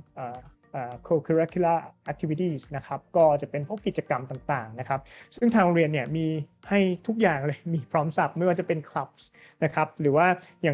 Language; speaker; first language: Thai; native; Thai